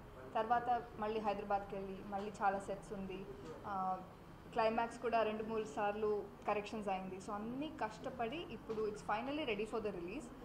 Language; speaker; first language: Telugu; non-native, learner; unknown